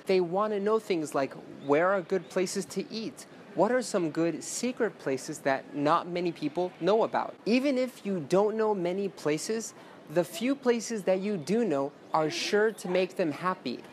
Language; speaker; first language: English; native; English